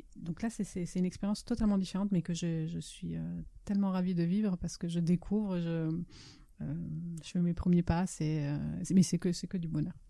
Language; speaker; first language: French; early bilingual, other home language; Italian